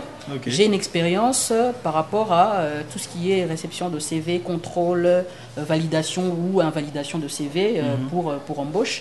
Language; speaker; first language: French; non-native, local second language; Lingala